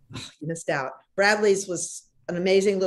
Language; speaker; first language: English; native; English